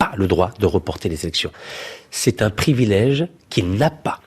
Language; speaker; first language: French; native; French